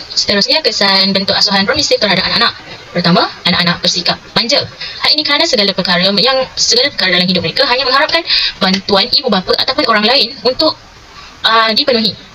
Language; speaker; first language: Malay; native; Malay